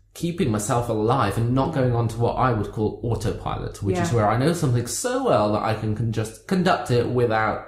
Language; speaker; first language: English; native; English